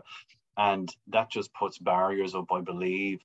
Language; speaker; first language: English; native; English